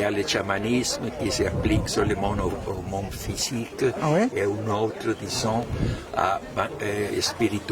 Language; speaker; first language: French; non-native, fluent; Spanish